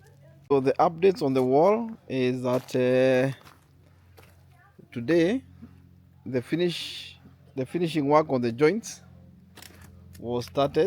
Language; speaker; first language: English; non-native, local second language; Swahili